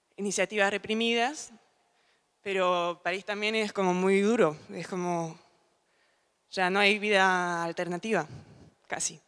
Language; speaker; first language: Spanish; native; Spanish